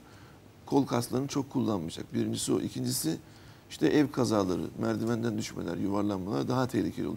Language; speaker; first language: Turkish; native; Turkish